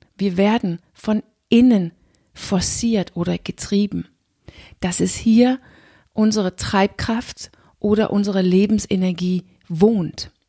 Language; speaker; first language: German; non-native, fluent; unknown